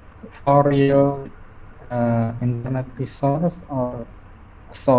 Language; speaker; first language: English; non-native, fluent; Indonesian